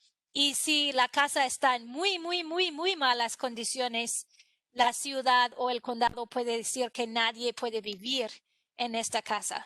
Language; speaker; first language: Spanish; non-native, fluent; English